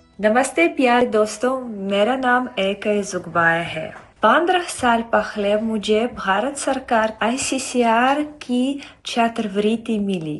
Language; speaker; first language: Hindi; non-native, fluent; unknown